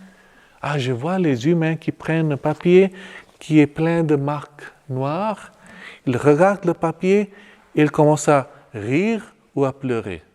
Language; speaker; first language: French; non-native, fluent; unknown